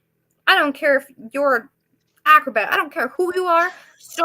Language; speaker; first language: English; native; English